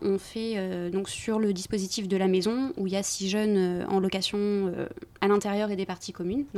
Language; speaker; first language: French; native; French